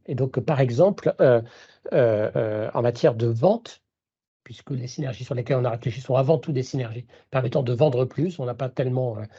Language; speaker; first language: French; native; French